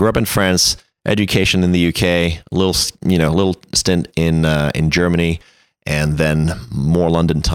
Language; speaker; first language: English; non-native, fluent; French